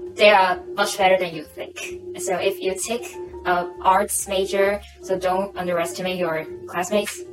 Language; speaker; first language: English; non-native, local second language; Cantonese